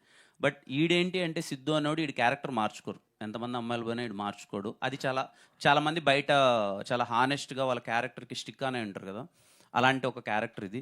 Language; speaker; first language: Telugu; native; Telugu